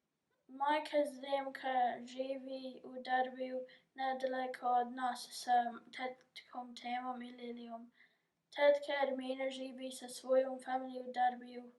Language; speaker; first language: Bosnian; early bilingual, heritage; English